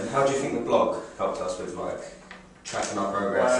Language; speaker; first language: English; native; English